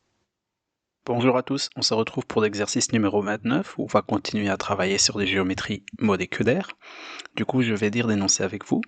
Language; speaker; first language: French; native; French